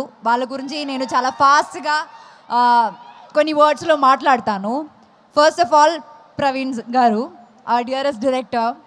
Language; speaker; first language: Telugu; non-native, fluent; Malayalam